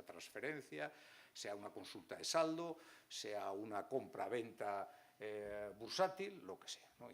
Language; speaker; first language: Spanish; native; Spanish